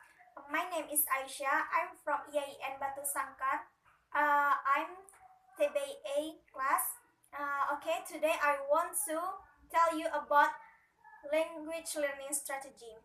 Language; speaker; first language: English; non-native, learner; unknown